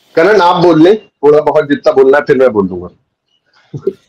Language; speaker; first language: Hindi; native; Hindi